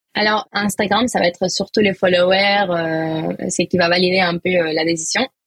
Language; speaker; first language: French; non-native, fluent; Spanish